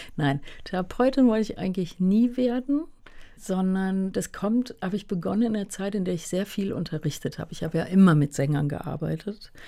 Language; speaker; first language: German; native; German